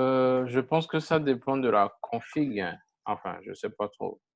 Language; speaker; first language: French; native; French